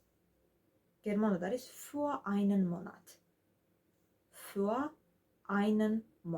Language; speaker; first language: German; non-native, fluent; Georgian